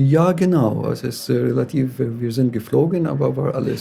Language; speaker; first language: German; non-native, fluent; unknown